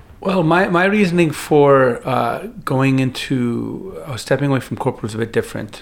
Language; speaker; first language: English; native; English